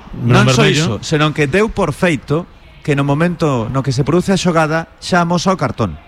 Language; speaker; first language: Galician; native; Galician